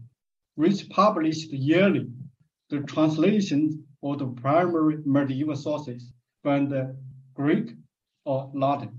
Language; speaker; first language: English; non-native, fluent; Chinese